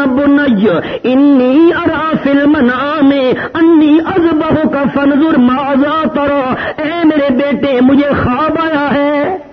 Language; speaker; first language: Urdu; non-native, local second language; Saraiki